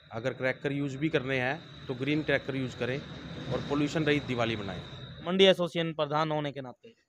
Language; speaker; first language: Hindi; native; Hindi